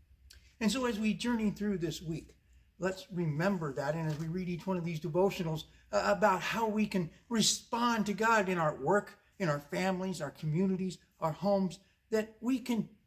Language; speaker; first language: English; native; English